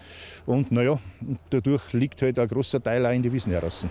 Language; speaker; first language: German; native; German